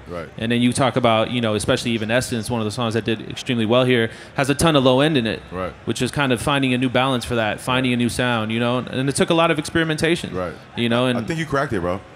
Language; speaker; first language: English; native; English